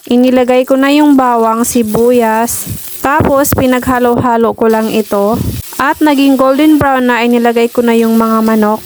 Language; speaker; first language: Filipino; non-native, local second language; Cebuano